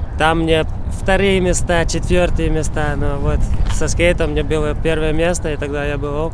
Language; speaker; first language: Russian; non-native, local second language; Latvian